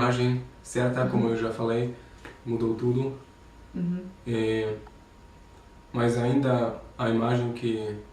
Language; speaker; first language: Portuguese; non-native, fluent; German